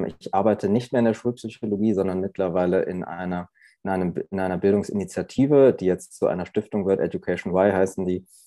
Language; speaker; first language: German; early bilingual, other home language; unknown